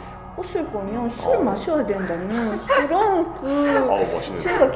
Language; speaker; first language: Korean; non-native, fluent; Japanese